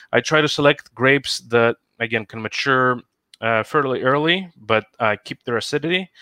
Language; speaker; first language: English; non-native, fluent; Greek